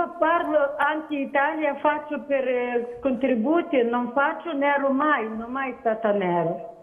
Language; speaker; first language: Italian; non-native, learner; Ukrainian